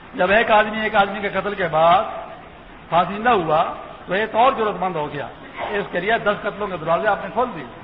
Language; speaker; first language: Urdu; non-native, local second language; Pashto